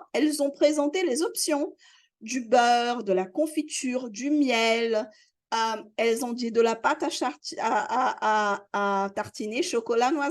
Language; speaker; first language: French; non-native, fluent; Portuguese